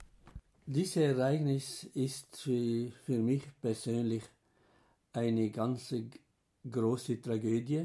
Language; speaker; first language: German; non-native, fluent; Arabic